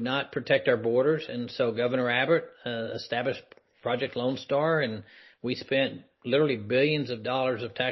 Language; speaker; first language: English; native; English